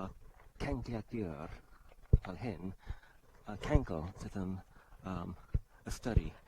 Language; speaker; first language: Welsh; non-native, learner; English